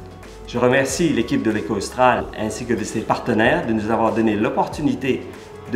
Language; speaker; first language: French; non-native, local second language; Morisyen